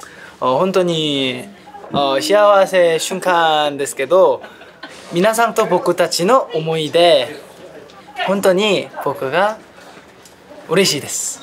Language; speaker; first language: Japanese; non-native, learner; Korean